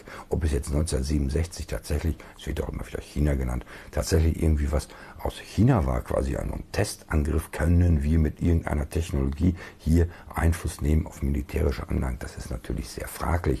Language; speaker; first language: German; native; German